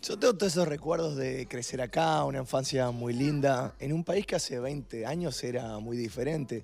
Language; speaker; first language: Spanish; native; Spanish